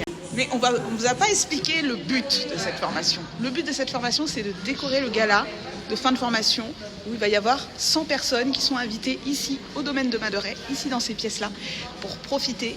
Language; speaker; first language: French; native; French